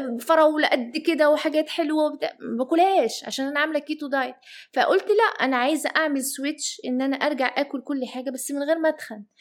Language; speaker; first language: Arabic; early bilingual, heritage; Arabic